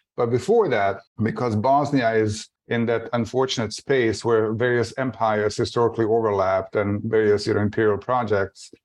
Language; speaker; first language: English; non-native, fluent; Bosnian